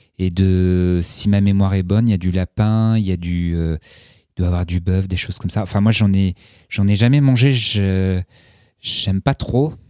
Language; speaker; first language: French; native; French